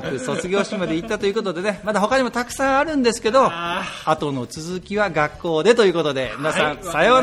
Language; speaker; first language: Japanese; native; Japanese